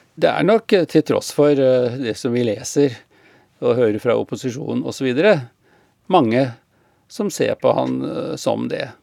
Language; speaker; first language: Norwegian; native; Norwegian